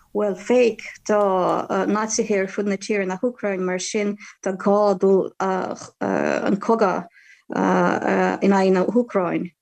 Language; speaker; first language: Irish; non-native, fluent; Ukrainian